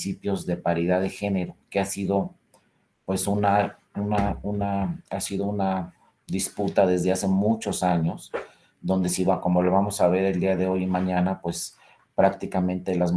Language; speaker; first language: Spanish; native; Spanish